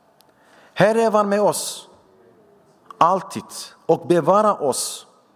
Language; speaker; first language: Swedish; non-native, fluent; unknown